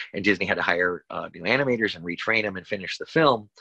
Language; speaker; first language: English; native; English